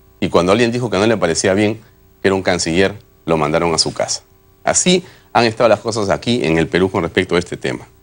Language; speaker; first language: Spanish; native; Spanish